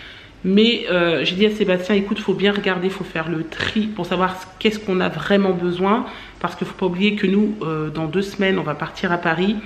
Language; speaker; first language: French; native; French